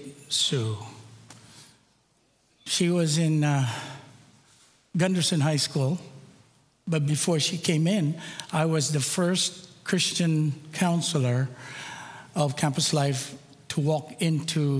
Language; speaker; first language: English; non-native, local second language; Filipino